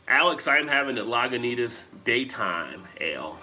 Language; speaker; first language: English; native; English